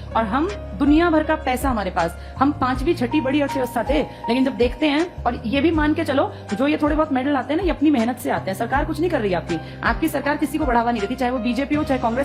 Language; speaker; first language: Hindi; native; Hindi